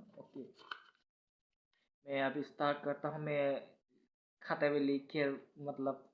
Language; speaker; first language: Hindi; non-native, local second language; Kok Borok